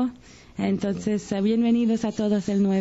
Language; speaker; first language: Spanish; early bilingual, heritage; Spanish